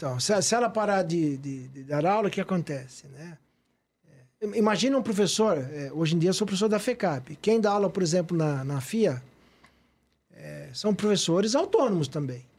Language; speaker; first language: Portuguese; native; Portuguese